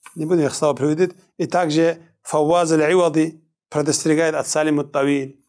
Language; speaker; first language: Russian; non-native, local second language; Kumyk